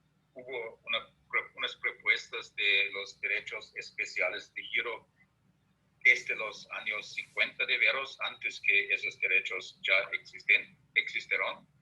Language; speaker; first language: Spanish; non-native, fluent; German